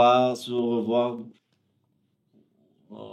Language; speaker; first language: French; non-native, fluent; Bulgarian